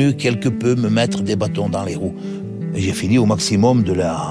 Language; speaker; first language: French; native; French